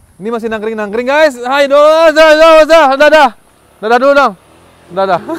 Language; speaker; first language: Indonesian; native; Indonesian